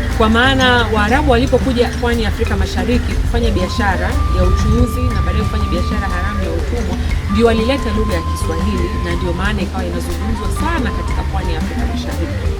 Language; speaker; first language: Swahili; native; Swahili